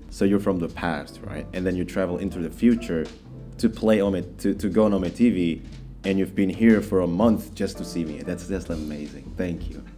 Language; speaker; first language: English; non-native, fluent; Indonesian